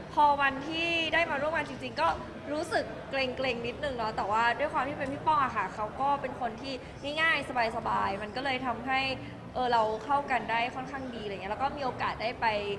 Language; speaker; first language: Thai; native; Thai